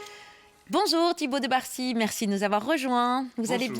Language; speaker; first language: French; native; French